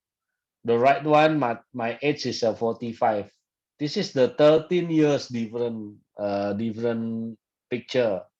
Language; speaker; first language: English; non-native, fluent; Indonesian